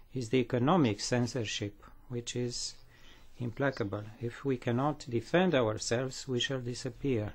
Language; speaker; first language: English; non-native, fluent; Romanian